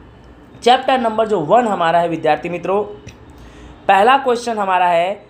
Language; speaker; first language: Hindi; non-native, local second language; Gujarati